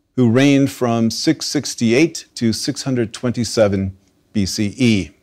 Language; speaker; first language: English; native; English